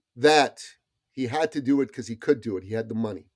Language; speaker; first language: English; early bilingual, other home language; Persian